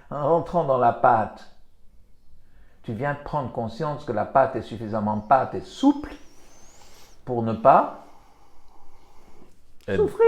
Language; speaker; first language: French; native; French